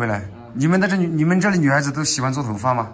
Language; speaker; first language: Chinese; native; Chinese